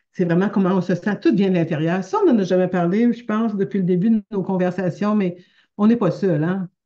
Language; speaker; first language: French; native; French